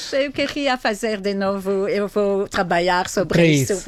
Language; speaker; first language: Portuguese; non-native, fluent; French